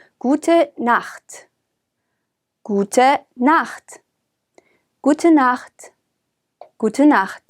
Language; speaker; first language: German; non-native, fluent; Korean